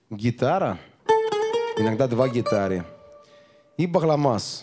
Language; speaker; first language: Russian; non-native, learner; Greek